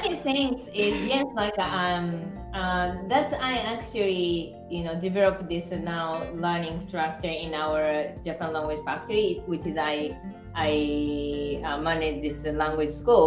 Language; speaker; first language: English; non-native, fluent; Japanese